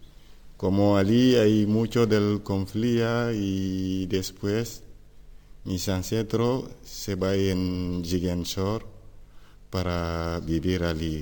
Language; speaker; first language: Spanish; non-native, learner; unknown